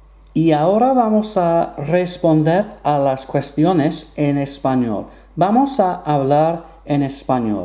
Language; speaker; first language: Spanish; non-native, fluent; English